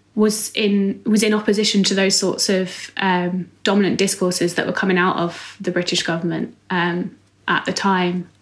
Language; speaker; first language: English; native; English